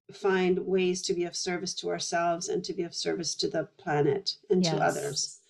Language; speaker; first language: English; early bilingual, other home language; Polish